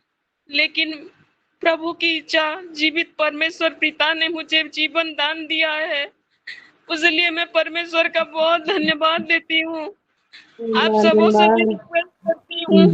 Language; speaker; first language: Hindi; non-native, local second language; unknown